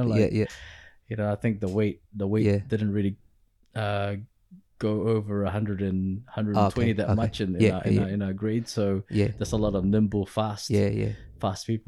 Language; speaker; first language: English; early bilingual, other home language; Pampanga